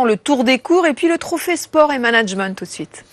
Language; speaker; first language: French; native; French